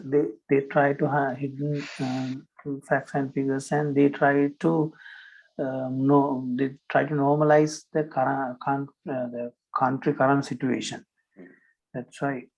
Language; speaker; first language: English; non-native, learner; Sinhala